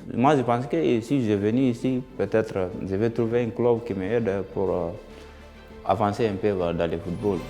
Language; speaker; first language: French; non-native, learner; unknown